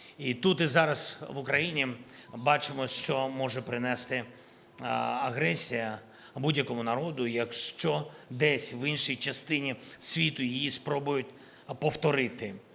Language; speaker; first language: Ukrainian; non-native, local second language; Russian